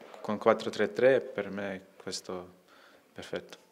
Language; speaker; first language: Italian; non-native, learner; Croatian